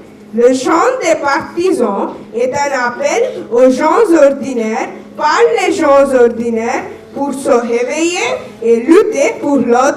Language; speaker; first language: French; non-native, learner; Bangla